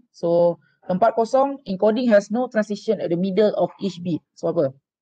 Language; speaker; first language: English; non-native, local second language; Malay